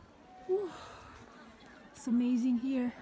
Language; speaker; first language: English; non-native, fluent; Indonesian